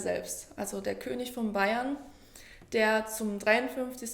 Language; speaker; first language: German; native; German